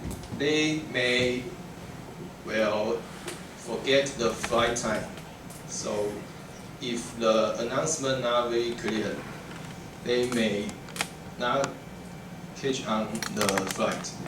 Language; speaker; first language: English; non-native, learner; Chinese